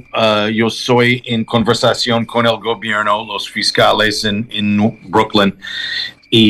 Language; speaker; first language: Spanish; non-native, learner; English